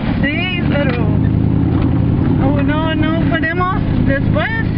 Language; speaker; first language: Spanish; non-native, learner; English